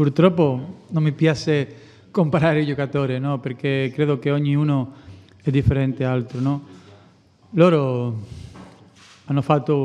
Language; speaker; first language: Italian; non-native, fluent; Spanish